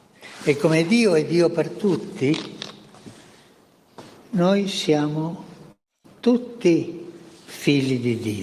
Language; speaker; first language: Italian; early bilingual, heritage; Spanish